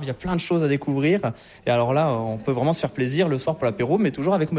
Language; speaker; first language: French; native; French